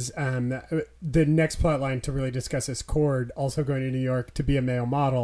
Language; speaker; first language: English; native; English